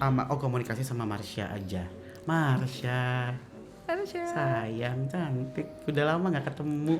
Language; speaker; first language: Indonesian; native; Indonesian